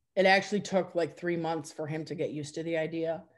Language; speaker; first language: English; native; English